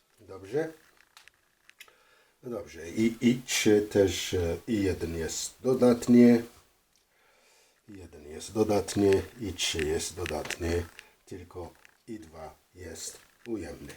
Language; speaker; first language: Polish; non-native, fluent; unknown